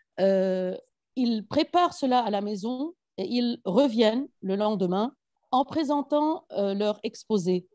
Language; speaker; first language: French; non-native, local second language; Arabic